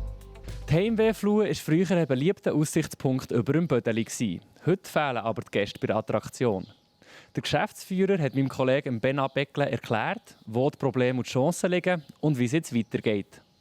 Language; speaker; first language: German; native; German